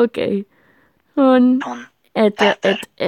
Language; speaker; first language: Swedish; non-native, learner; English